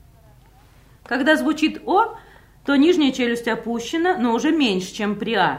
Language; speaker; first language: Russian; native; Russian